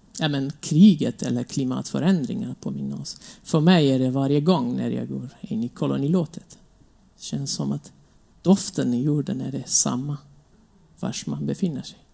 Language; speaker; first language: Swedish; non-native, fluent; Kurdish